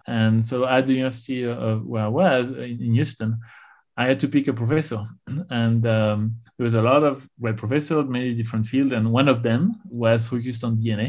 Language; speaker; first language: English; non-native, fluent; French